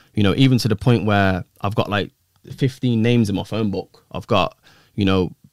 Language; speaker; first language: English; native; English